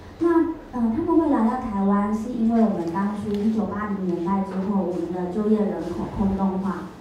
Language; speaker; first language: Chinese; native; Chinese